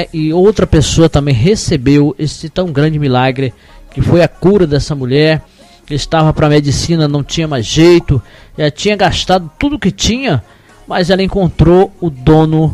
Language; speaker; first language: Portuguese; native; Portuguese